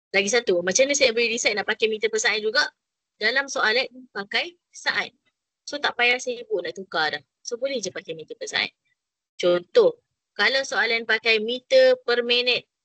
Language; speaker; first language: Malay; native; Malay